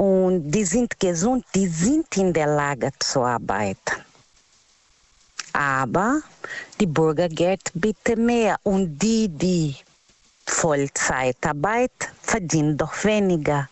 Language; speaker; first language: German; non-native, fluent; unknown